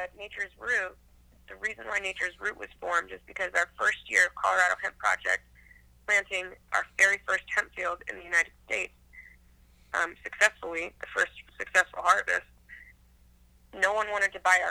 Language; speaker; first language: English; native; English